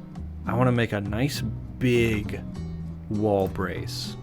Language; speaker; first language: English; native; English